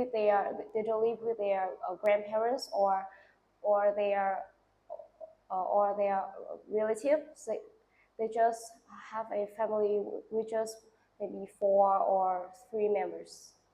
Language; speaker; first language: English; non-native, learner; Vietnamese